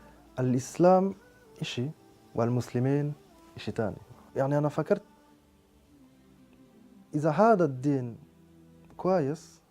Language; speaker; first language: Arabic; non-native, fluent; French